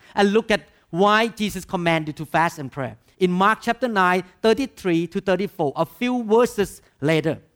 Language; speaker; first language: English; non-native, fluent; Thai